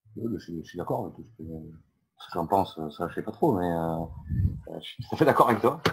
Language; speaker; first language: French; native; French